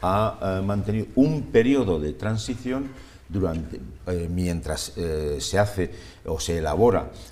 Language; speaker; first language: Spanish; native; Spanish